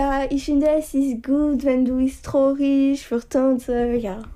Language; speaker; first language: German; non-native, learner; French